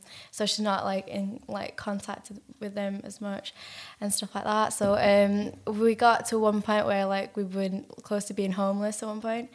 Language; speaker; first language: English; native; English